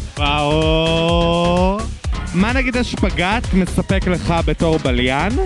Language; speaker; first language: Hebrew; native; Hebrew